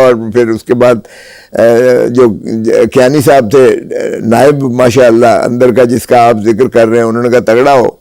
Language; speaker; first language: Urdu; non-native, local second language; Saraiki